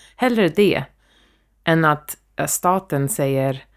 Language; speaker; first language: Swedish; early bilingual, heritage; Swedish